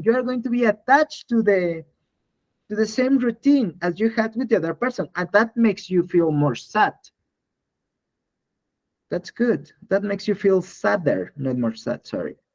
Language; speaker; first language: English; non-native, fluent; Spanish